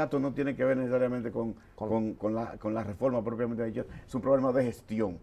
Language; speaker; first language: Spanish; native; Spanish